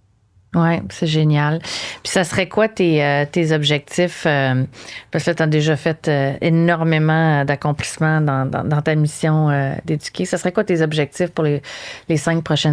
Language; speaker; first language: French; native; French